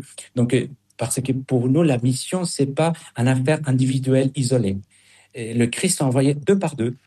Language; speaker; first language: French; non-native, fluent; Spanish